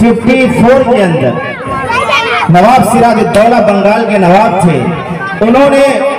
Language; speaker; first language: Urdu; native; Urdu